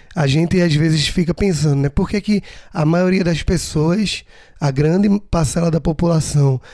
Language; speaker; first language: Portuguese; native; Portuguese